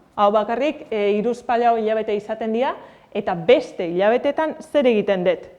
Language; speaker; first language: Basque; native; Basque